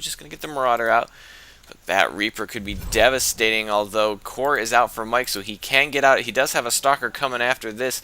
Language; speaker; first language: English; native; English